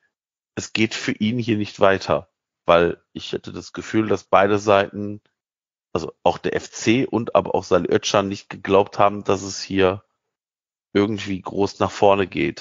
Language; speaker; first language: German; native; German